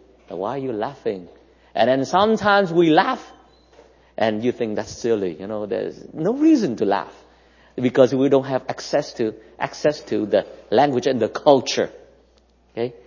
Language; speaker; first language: English; non-native, fluent; Vietnamese